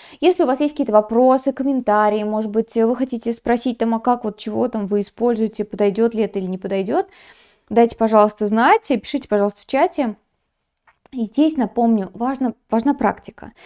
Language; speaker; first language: Russian; native; Russian